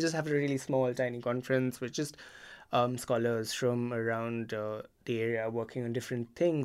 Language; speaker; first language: English; non-native, local second language; Hindi